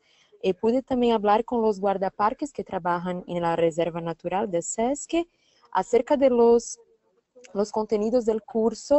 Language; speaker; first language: Spanish; non-native, learner; Portuguese